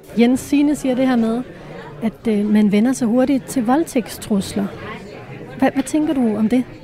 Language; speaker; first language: Danish; native; Danish